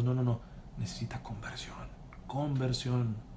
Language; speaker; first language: Spanish; native; Spanish